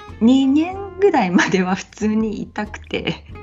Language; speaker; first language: Japanese; native; Japanese